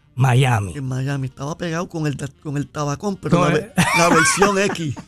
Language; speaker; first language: Spanish; native; Spanish